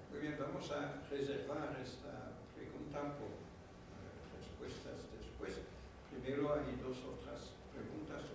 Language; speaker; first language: Spanish; non-native, fluent; French